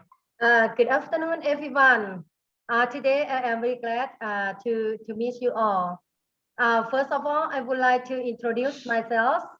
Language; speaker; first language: English; non-native, learner; Thai